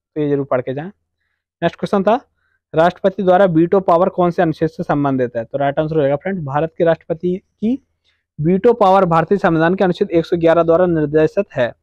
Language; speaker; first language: Hindi; native; Hindi